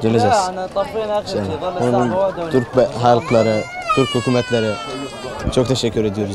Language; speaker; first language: Turkish; non-native, learner; Arabic